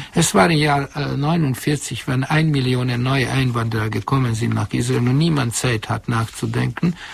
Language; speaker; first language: German; non-native, fluent; Hungarian